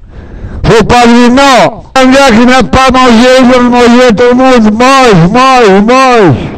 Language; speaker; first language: French; non-native, learner; Portuguese